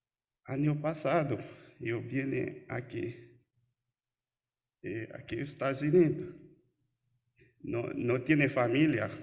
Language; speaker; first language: Spanish; non-native, learner; Haitian Creole